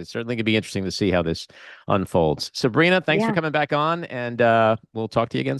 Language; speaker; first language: English; native; English